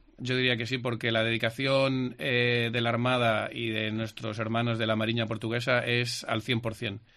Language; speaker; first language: Spanish; native; Spanish